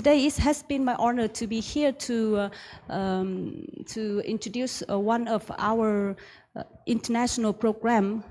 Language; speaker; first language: English; non-native, learner; Vietnamese